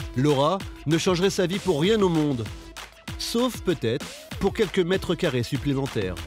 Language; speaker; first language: French; native; French